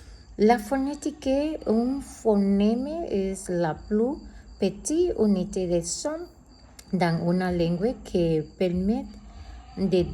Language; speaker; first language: French; non-native, learner; Spanish